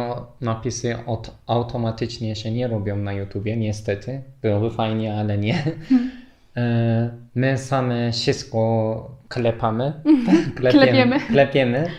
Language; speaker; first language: Polish; non-native, fluent; Turkish